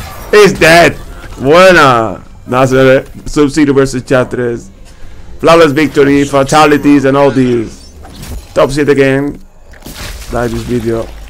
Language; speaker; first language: English; non-native, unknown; Spanish